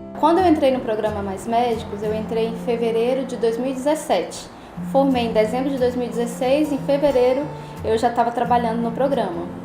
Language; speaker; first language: Portuguese; native; Portuguese